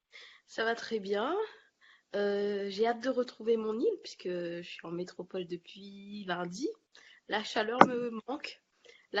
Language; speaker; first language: French; native; French